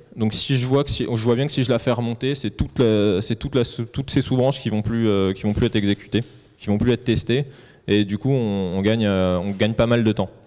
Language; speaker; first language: French; native; French